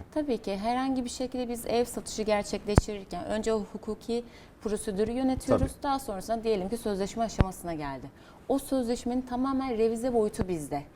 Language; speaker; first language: Turkish; native; Turkish